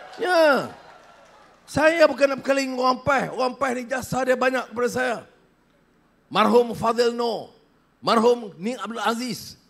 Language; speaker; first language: Malay; native; Malay